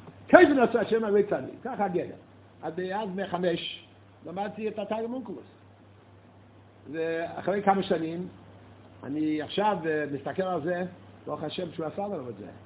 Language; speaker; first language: Hebrew; non-native, fluent; English